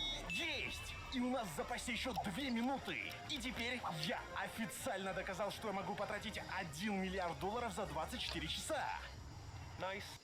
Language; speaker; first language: Russian; native; Russian